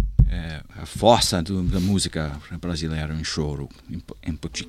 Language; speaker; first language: Portuguese; non-native, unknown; English